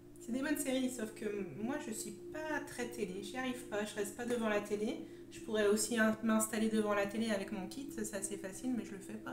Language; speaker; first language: French; native; French